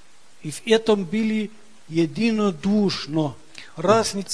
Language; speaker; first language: Russian; early bilingual, heritage; Russian